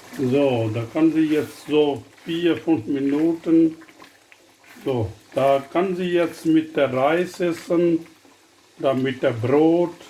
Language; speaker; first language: German; non-native, learner; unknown